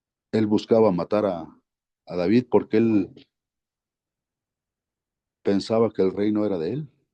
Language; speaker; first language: Spanish; native; Spanish